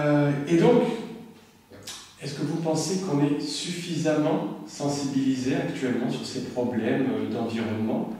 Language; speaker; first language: French; native; French